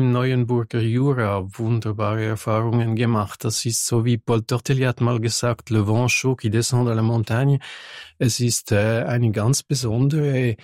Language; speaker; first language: German; non-native, fluent; French